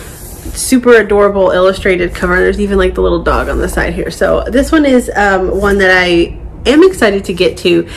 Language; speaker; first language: English; native; English